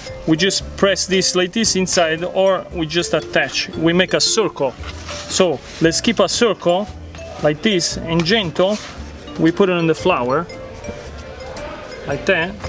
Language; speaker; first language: English; non-native, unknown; Italian